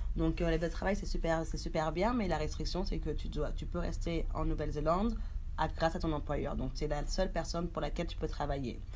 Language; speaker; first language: French; early bilingual, other home language; Haitian Creole